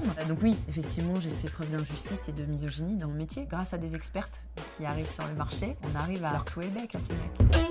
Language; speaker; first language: French; native; French